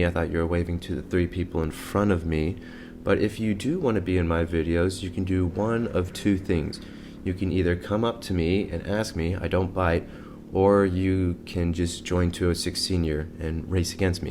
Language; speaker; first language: English; native; English